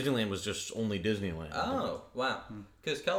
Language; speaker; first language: English; native; English